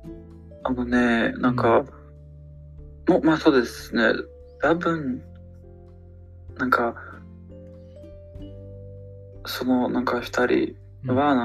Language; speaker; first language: Japanese; non-native, fluent; French